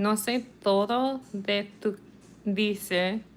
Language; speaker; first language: Spanish; non-native, learner; English